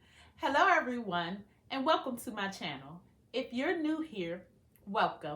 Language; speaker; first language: English; native; English